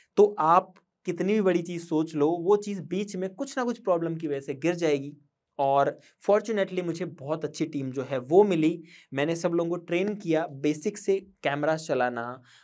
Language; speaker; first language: Hindi; native; Hindi